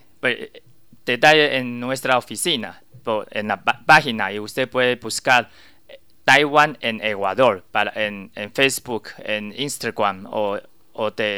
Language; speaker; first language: Spanish; non-native, learner; Chinese